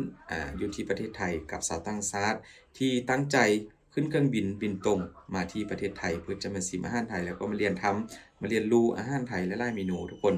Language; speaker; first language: Thai; non-native, local second language; Northeastern Thai